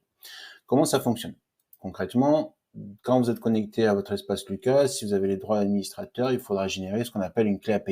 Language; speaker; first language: French; native; French